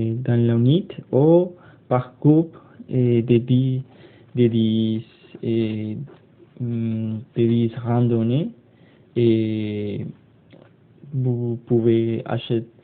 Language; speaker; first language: French; non-native, learner; Spanish